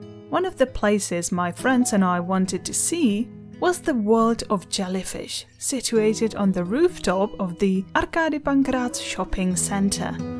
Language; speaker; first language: English; non-native, fluent; Czech